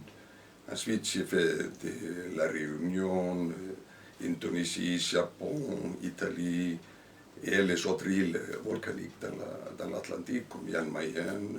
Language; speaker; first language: French; non-native, fluent; Icelandic